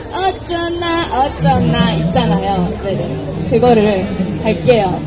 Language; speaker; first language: Korean; non-native, fluent; Japanese